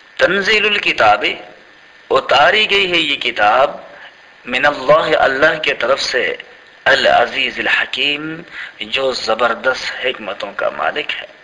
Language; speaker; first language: Urdu; native; Urdu